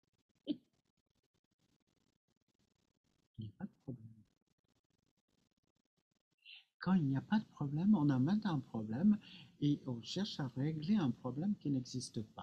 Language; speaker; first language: French; non-native, fluent; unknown